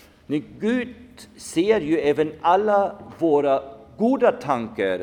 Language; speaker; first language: Swedish; non-native, fluent; German